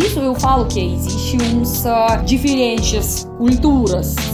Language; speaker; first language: Portuguese; non-native, fluent; Russian